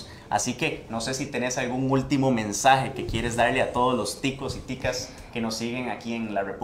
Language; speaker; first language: Spanish; native; Spanish